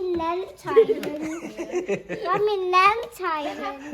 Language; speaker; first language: Danish; early bilingual, other home language; Vietnamese